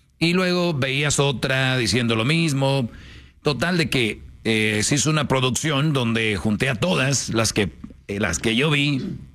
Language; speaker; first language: Spanish; native; Spanish